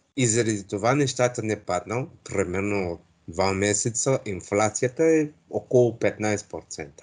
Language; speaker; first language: Bulgarian; non-native, learner; English